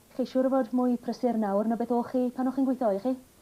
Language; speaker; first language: Welsh; native; Welsh